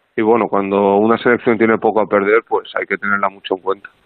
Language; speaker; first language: Spanish; non-native, fluent; Arabic